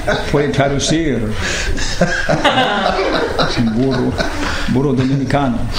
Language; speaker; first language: Spanish; non-native, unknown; English